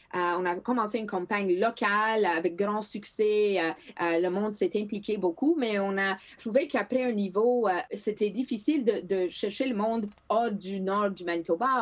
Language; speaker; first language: French; non-native, local second language; Greek